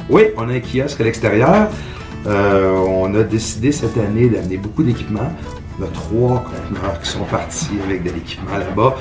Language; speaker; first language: French; native; French